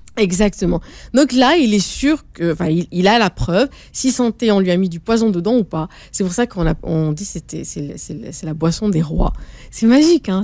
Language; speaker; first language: French; native; French